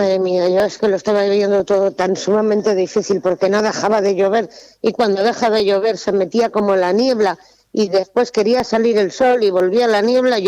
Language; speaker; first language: Spanish; native; Spanish